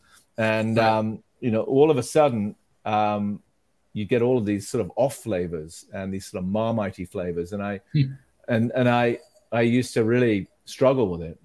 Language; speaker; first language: English; native; English